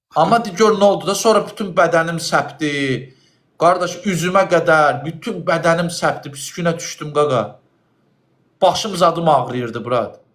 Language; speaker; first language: Azerbaijani; native; Azerbaijani